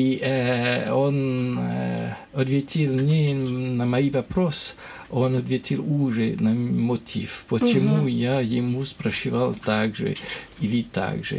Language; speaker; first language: Russian; non-native, learner; French